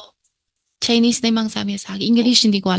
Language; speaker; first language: Filipino; early bilingual, other home language; Chinese